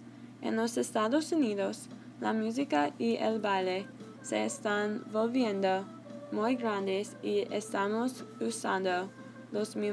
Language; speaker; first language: Spanish; non-native, learner; English